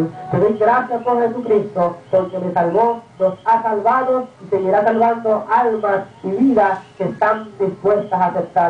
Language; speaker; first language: Spanish; native; Spanish